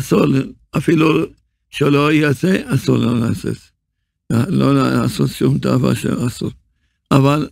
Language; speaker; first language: Hebrew; early bilingual, other home language; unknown